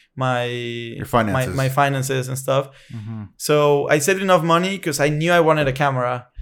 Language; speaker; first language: English; non-native, fluent; Spanish